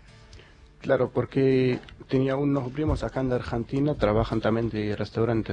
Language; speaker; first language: Spanish; non-native, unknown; Arabic